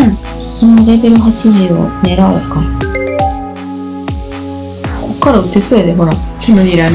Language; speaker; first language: Japanese; native; Japanese